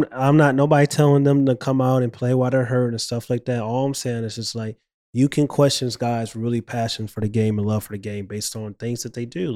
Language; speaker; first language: English; native; English